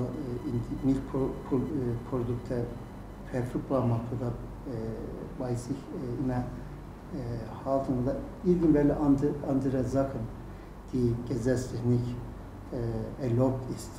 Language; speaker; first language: German; non-native, learner; Turkish